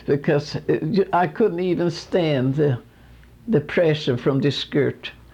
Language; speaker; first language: English; non-native, fluent; Swedish